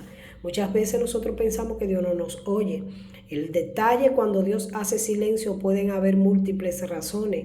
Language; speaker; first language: Spanish; native; Spanish